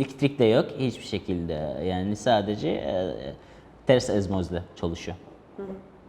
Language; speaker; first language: Turkish; non-native, fluent; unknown